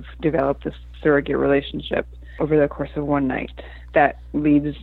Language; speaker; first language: English; early bilingual, other home language; Polish